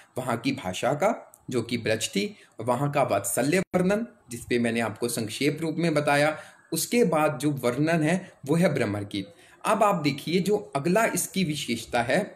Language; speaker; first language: Hindi; native; Hindi